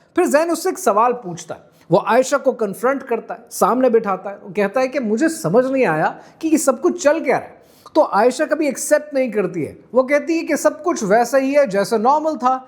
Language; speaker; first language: Urdu; non-native, local second language; Punjabi